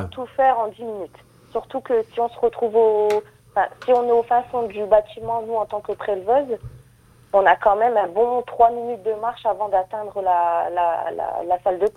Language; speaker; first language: French; native; French